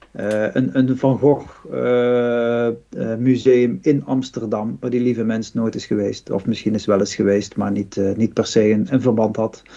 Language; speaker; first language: Dutch; native; Dutch